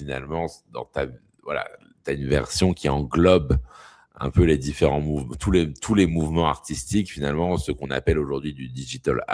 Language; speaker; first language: French; native; French